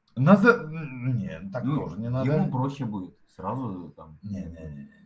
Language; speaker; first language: Russian; native; Russian